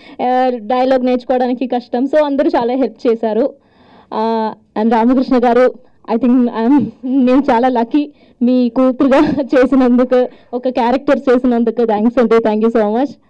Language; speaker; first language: Telugu; non-native, learner; Malayalam